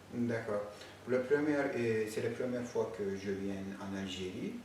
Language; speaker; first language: French; non-native, fluent; Turkish